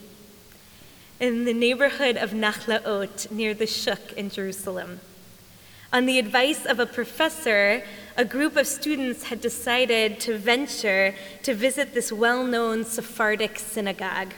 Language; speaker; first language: English; native; English